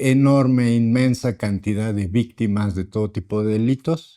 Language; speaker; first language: Spanish; native; Spanish